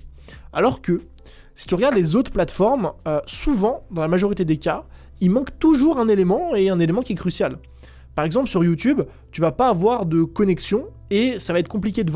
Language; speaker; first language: French; native; French